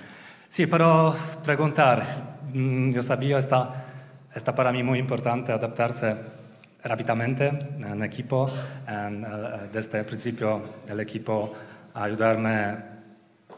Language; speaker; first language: Spanish; non-native, learner; Polish